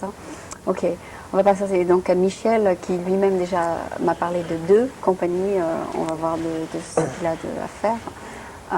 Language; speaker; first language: French; native; French